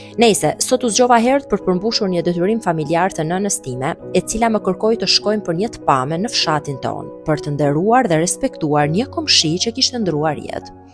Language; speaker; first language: Albanian; native; Albanian